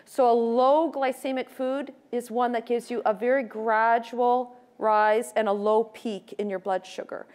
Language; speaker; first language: English; native; English